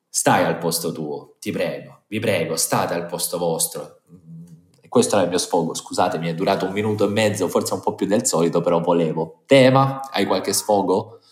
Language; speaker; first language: Italian; native; Italian